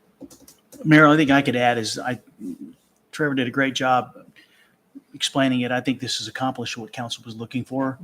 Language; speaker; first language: English; native; English